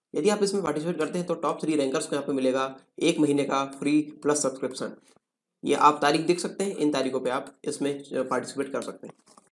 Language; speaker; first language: Hindi; native; Hindi